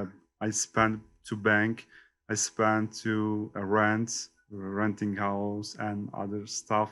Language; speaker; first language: English; non-native, learner; Turkish